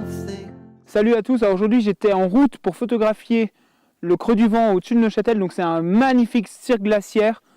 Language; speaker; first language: French; native; French